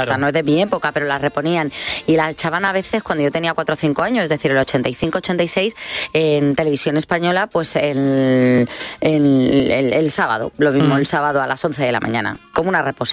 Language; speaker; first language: Spanish; native; Spanish